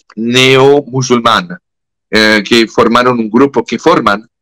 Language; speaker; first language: Spanish; non-native, fluent; French